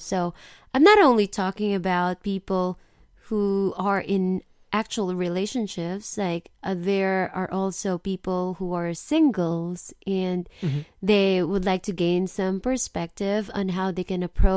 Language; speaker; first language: English; non-native, local second language; Filipino